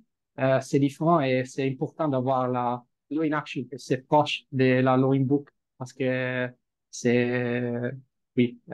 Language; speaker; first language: French; non-native, fluent; Italian